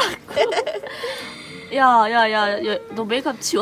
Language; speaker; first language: Korean; non-native, learner; Chinese